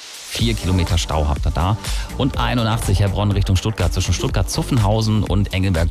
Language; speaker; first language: German; native; German